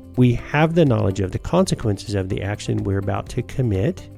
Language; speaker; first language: English; native; English